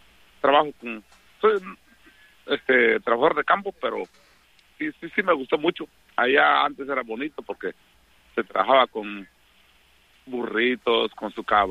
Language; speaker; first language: Spanish; non-native, local second language; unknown